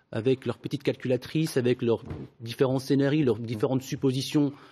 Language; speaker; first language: French; native; French